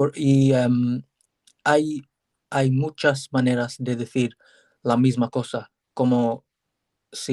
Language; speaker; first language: Spanish; non-native, learner; English